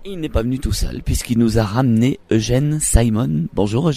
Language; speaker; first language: French; native; French